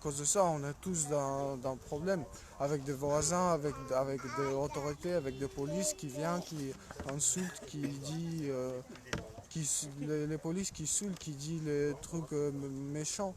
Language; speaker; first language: French; non-native, learner; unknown